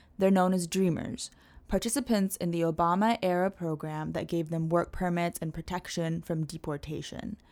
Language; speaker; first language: English; native; English